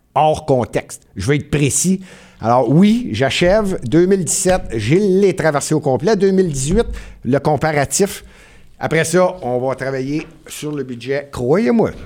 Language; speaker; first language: French; native; French